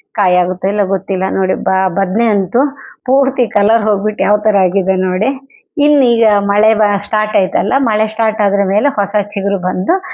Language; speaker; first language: Kannada; non-native, local second language; Telugu